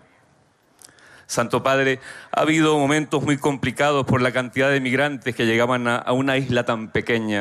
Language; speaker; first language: Spanish; native; Spanish